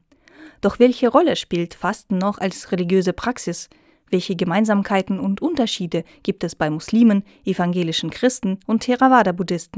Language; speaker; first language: German; native; German